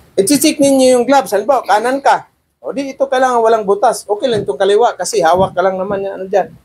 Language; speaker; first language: Filipino; non-native, local second language; Cebuano